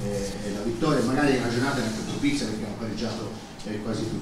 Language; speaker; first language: Italian; native; Italian